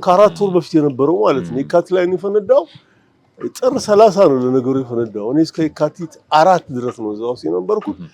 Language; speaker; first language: Amharic; native; Amharic